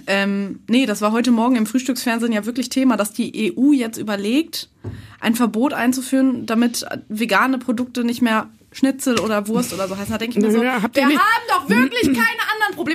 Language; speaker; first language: German; native; German